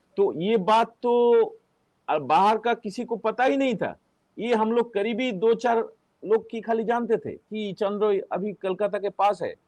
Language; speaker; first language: Hindi; non-native, local second language; Bangla